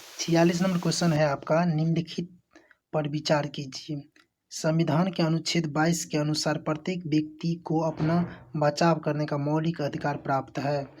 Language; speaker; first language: Hindi; native; Hindi